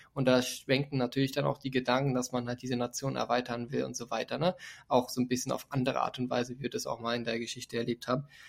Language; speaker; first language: German; native; German